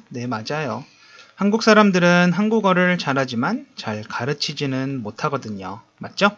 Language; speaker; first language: Korean; native; Korean